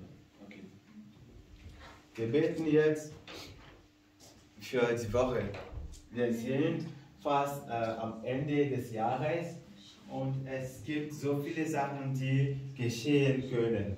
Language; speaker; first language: German; non-native, fluent; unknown